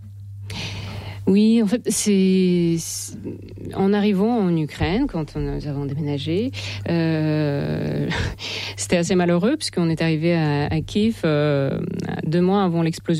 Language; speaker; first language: French; non-native, fluent; Russian